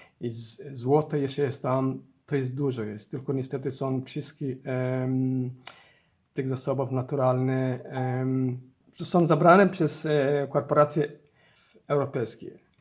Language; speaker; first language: Polish; non-native, learner; Somali